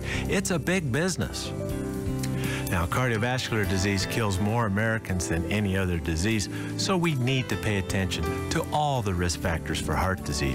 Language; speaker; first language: English; native; English